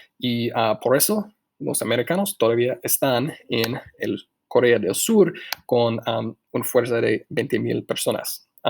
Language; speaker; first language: Spanish; non-native, fluent; English